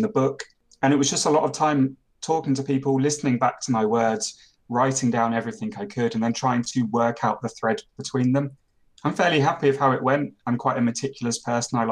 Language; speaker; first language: English; native; English